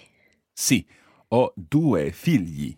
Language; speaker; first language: Italian; non-native, fluent; English